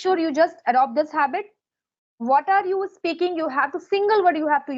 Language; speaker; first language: English; non-native, local second language; Hindi